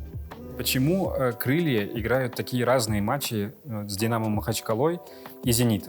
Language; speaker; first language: Russian; native; Russian